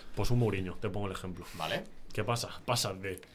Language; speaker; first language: Spanish; native; Spanish